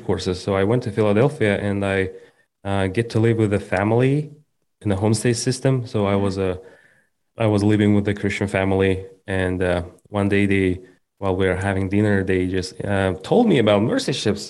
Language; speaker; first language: English; non-native, fluent; Kazakh